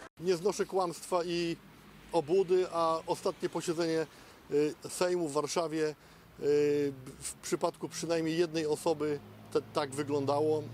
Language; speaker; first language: Polish; native; Polish